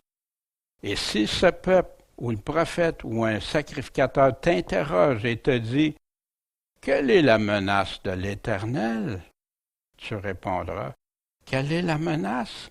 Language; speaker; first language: French; native; French